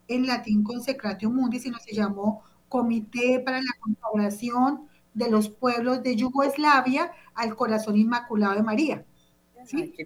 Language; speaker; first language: Spanish; native; Spanish